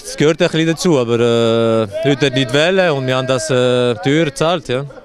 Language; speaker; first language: German; non-native, local second language; French